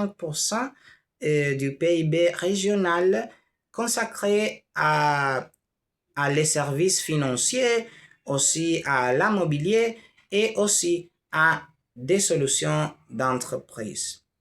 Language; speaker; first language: French; non-native, learner; Spanish